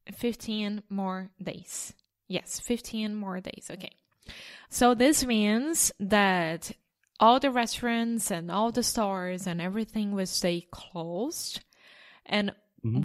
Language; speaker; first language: English; non-native, fluent; Portuguese